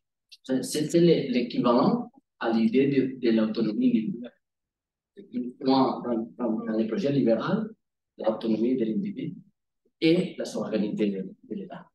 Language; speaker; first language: French; non-native, learner; Spanish